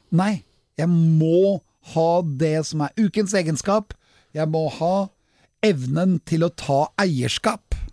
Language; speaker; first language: Norwegian; native; Norwegian